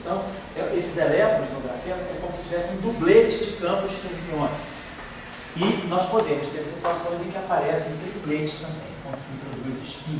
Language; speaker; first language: Portuguese; native; Portuguese